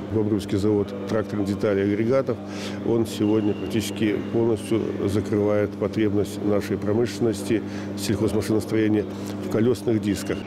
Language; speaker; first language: Russian; non-native, local second language; Belarusian